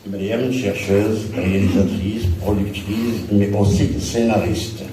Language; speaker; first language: French; non-native, local second language; Arabic